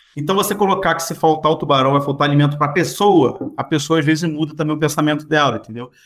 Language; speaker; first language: Portuguese; native; Portuguese